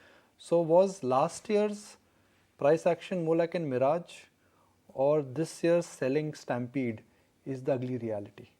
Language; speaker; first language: English; non-native, local second language; Hindi